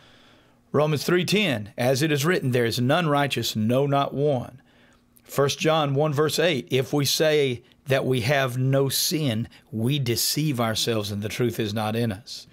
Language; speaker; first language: English; native; English